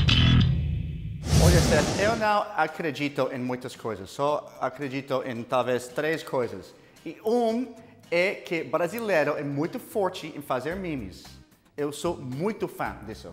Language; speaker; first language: Portuguese; non-native, learner; English